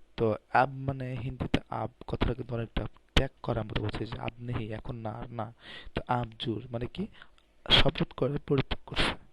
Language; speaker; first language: Bangla; native; Bangla